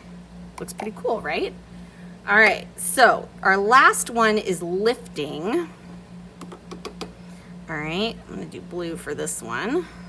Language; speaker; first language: English; native; English